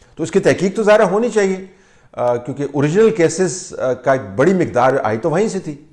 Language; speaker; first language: Urdu; native; Urdu